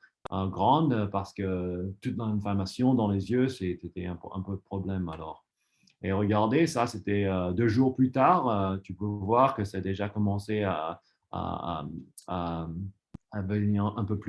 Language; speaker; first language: French; non-native, fluent; English